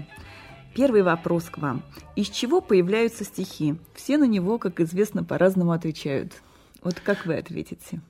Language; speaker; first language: Russian; native; Russian